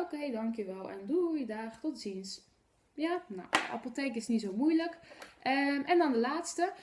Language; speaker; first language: Dutch; non-native, fluent; Polish